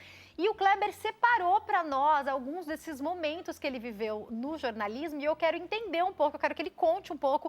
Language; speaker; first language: Portuguese; native; Portuguese